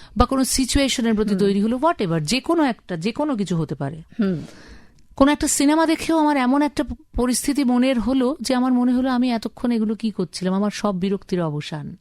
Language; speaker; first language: Bangla; native; Bangla